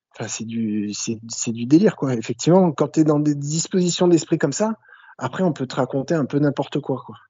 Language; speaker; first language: French; native; French